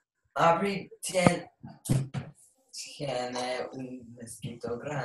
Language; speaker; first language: Spanish; non-native, learner; English